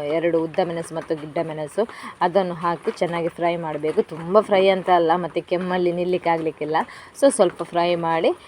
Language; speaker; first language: Kannada; non-native, local second language; Tulu